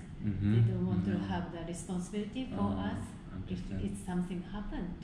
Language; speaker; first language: English; non-native, fluent; Japanese